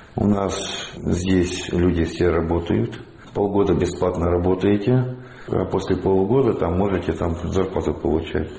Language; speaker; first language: Russian; native; Russian